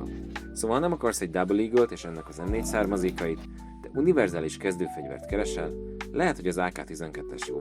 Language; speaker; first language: Hungarian; native; Hungarian